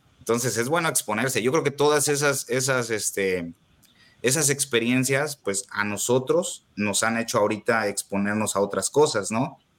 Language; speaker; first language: Spanish; native; Spanish